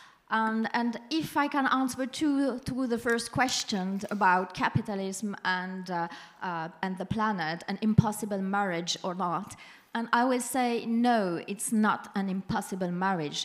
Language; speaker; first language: English; non-native, fluent; French